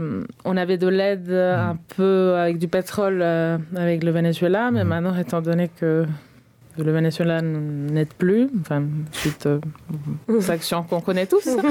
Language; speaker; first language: French; non-native, fluent; Spanish